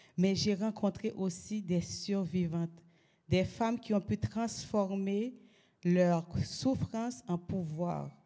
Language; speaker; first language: French; native; French